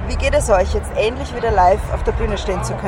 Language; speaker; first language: German; native; German